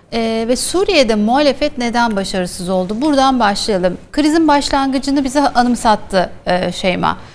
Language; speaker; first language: Turkish; native; Turkish